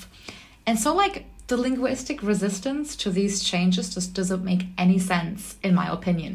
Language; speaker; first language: English; non-native, fluent; German